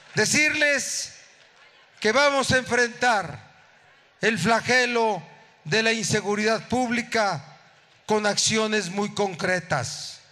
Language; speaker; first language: Spanish; native; Spanish